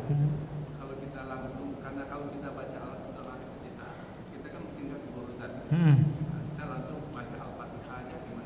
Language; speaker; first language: Indonesian; native; Indonesian